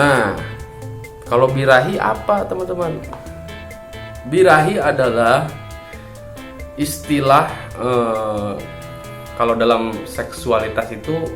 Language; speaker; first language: Indonesian; native; Indonesian